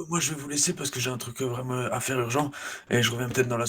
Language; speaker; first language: French; native; French